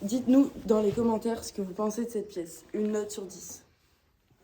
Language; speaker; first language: French; native; French